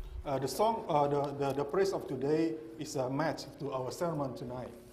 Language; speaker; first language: English; non-native, fluent; Indonesian